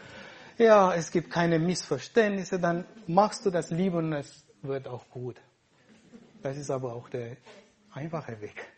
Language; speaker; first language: German; non-native, fluent; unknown